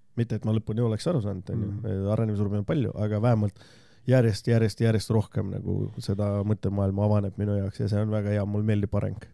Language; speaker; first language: Estonian; non-native, local second language; Russian